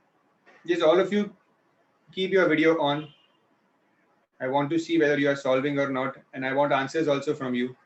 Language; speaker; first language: English; non-native, local second language; Hindi